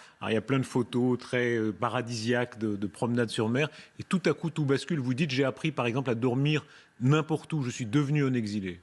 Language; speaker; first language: French; native; French